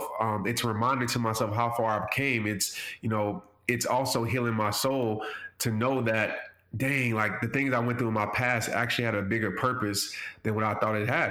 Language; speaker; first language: English; native; English